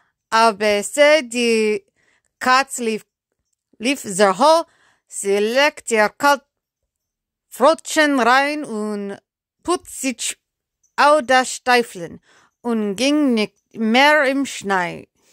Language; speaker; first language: German; non-native, learner; English